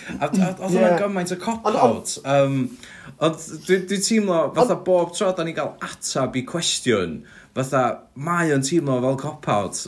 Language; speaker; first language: Welsh; native; Welsh